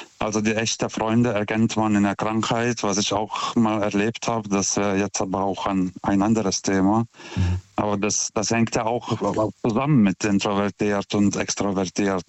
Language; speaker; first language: German; non-native, fluent; Lithuanian